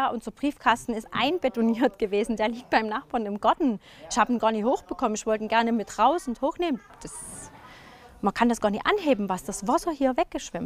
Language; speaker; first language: German; native; German